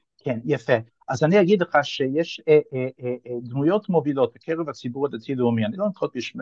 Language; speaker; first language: Hebrew; non-native, fluent; English